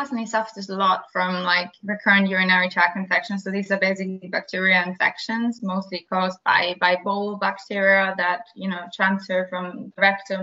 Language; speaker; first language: English; non-native, fluent; German